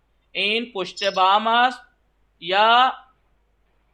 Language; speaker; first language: Persian; non-native, fluent; Urdu